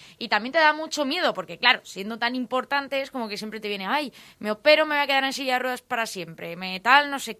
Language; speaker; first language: Spanish; native; Spanish